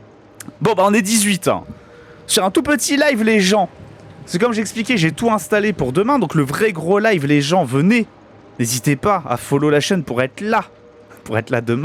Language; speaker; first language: French; native; French